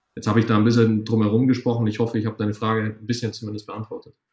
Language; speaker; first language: German; native; German